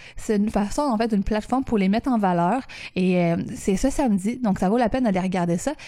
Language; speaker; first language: French; native; French